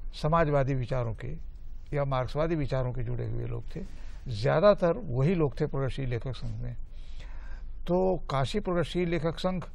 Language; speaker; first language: Hindi; native; Hindi